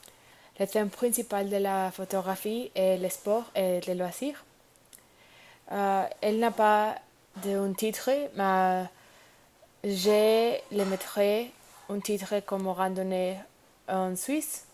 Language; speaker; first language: French; non-native, learner; Spanish